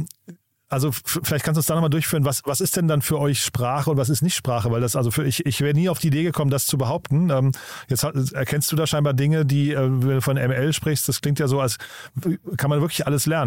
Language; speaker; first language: German; native; German